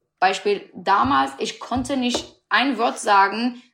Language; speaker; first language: German; non-native, learner; Persian